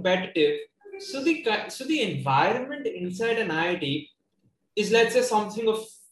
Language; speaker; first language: English; non-native, local second language; Hindi